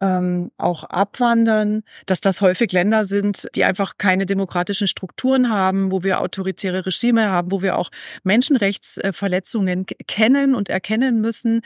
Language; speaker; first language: German; native; German